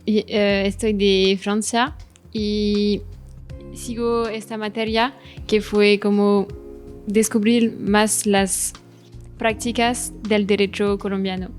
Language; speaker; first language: Spanish; non-native, fluent; French